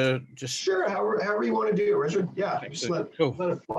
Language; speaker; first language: English; native; English